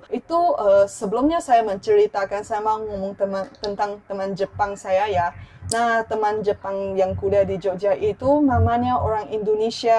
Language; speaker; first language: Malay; non-native, local second language; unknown